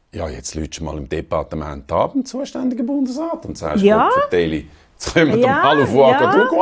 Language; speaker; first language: German; native; German